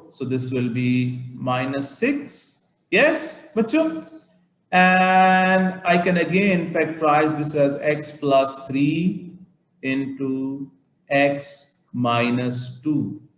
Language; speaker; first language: English; non-native, local second language; Urdu